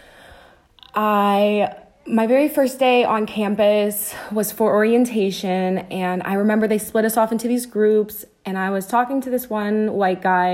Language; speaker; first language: English; native; English